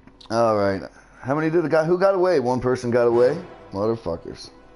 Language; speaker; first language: English; native; English